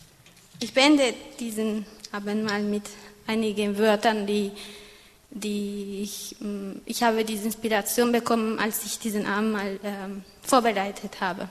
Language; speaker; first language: German; non-native, fluent; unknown